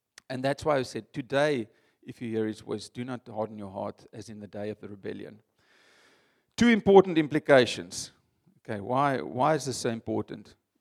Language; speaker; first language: English; non-native, local second language; Afrikaans